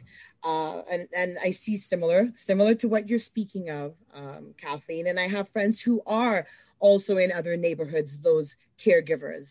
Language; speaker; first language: English; native; English